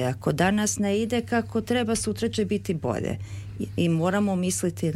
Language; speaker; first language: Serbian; early bilingual, heritage; Serbian